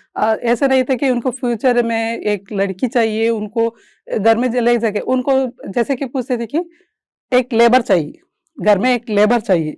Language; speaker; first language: Hindi; non-native, local second language; Kannada